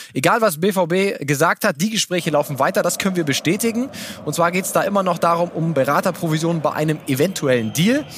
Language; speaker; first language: German; native; German